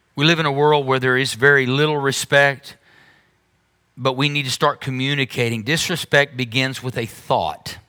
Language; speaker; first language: English; native; English